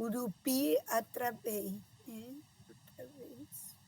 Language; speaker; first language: Portuguese; non-native, fluent; Spanish